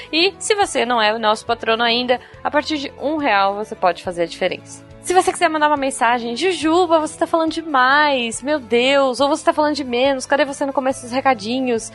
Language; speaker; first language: Portuguese; native; Portuguese